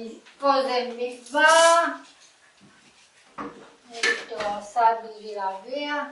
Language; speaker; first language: Hebrew; non-native, learner; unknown